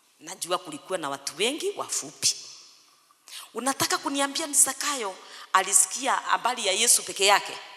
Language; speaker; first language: Swahili; non-native, local second language; Kikuyu